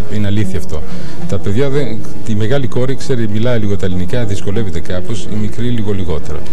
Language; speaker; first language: Greek; native; Greek